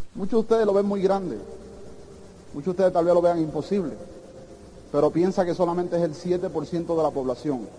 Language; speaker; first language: Spanish; early bilingual, heritage; Spanish